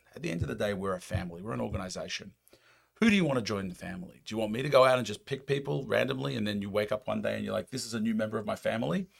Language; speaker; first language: English; native; English